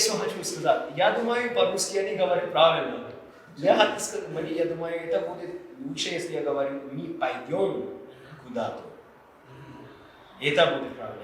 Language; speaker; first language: Russian; non-native, learner; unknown